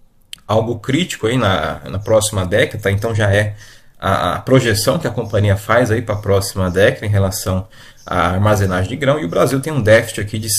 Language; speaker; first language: Portuguese; native; Portuguese